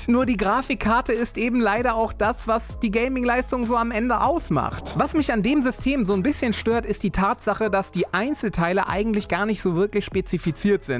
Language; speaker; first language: German; native; German